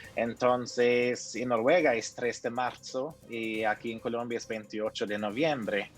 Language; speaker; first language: Spanish; early bilingual, heritage; Norwegian